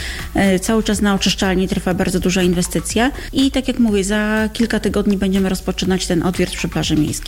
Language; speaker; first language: Polish; native; Polish